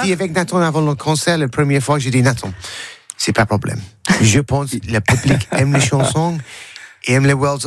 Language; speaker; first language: French; non-native, learner; English